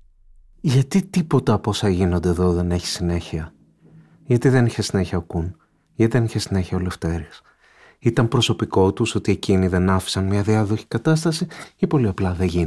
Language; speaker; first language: Greek; native; Greek